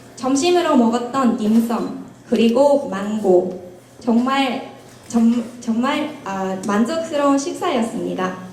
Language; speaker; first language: Korean; non-native, fluent; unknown